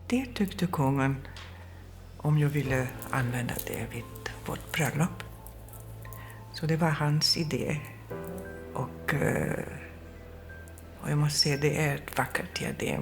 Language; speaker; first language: Swedish; non-native, fluent; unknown